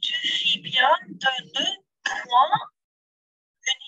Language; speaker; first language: French; non-native, learner; German